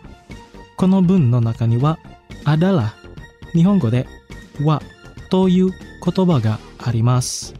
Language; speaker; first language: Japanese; non-native, fluent; Indonesian